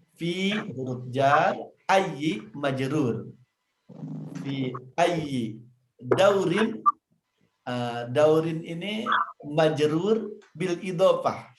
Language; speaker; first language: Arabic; non-native, fluent; Indonesian